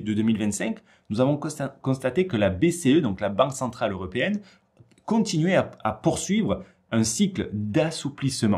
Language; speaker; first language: French; native; French